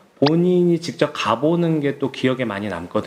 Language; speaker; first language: Korean; native; Korean